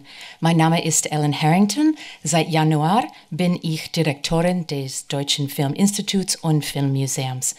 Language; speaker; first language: German; non-native, fluent; English